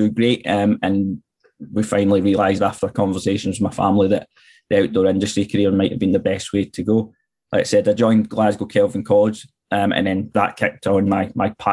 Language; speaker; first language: English; native; English